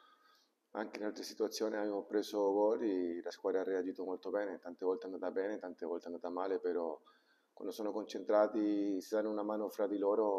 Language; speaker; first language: Italian; non-native, fluent; Spanish